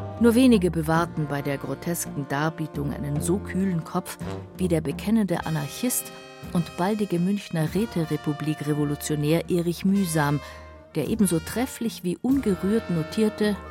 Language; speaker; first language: German; native; German